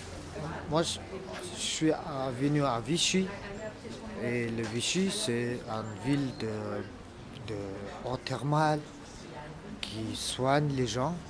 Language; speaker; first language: French; non-native, learner; Mongolian